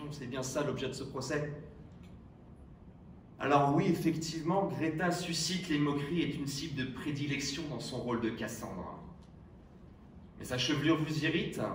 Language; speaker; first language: French; native; French